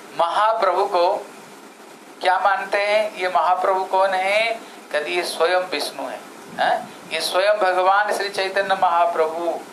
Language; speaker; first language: Hindi; non-native, local second language; Odia